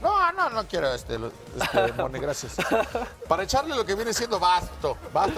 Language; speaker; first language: Spanish; native; Spanish